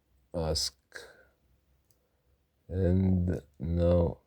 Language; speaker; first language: English; non-native, learner; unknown